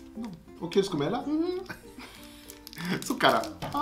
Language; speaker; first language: Spanish; non-native, learner; German